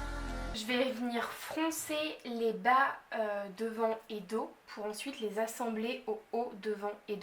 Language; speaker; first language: French; native; French